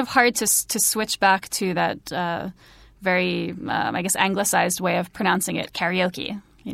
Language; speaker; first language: English; native; English